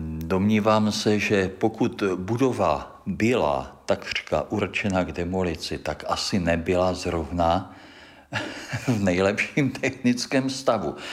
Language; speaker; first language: Czech; native; Czech